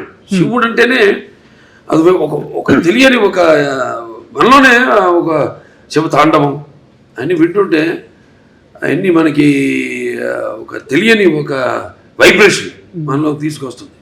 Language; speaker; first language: Telugu; native; Telugu